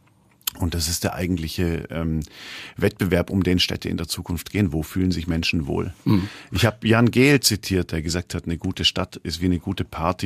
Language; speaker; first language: German; native; German